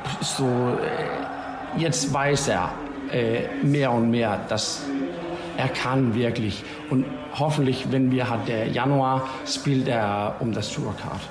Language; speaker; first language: German; non-native, learner; Danish